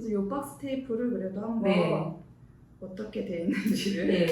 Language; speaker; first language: Korean; native; Korean